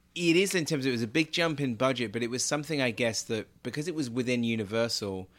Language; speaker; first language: English; native; English